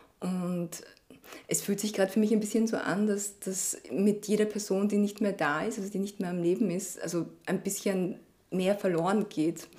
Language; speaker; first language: German; early bilingual, other home language; Chinese